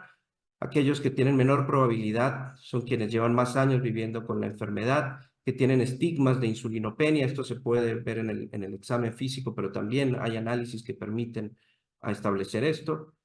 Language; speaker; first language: Spanish; native; Spanish